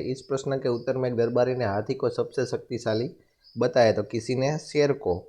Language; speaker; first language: Hindi; non-native, local second language; Gujarati